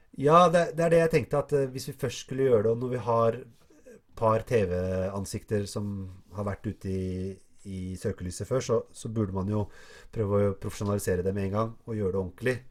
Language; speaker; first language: Norwegian; early bilingual, other home language; Arabic